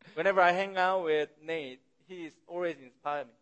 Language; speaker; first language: English; non-native, learner; Korean